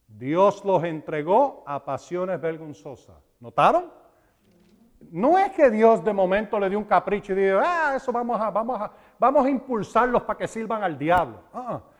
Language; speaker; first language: Spanish; early bilingual, heritage; Spanish